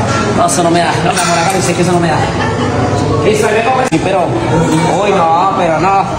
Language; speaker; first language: Spanish; native; Spanish